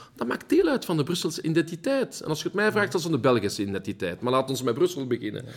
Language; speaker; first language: Dutch; early bilingual, heritage; Dutch